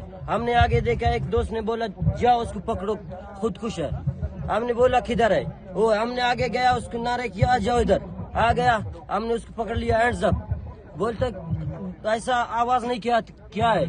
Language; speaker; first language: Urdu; non-native, local second language; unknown